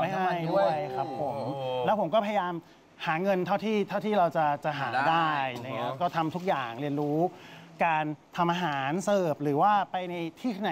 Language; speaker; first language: Thai; native; Thai